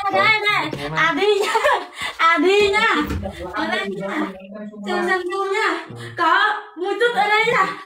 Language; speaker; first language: Vietnamese; non-native, learner; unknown